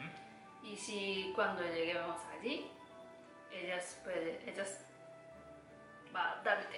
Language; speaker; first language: Spanish; non-native, learner; Japanese